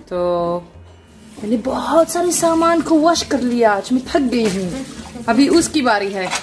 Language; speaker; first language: Hindi; non-native, fluent; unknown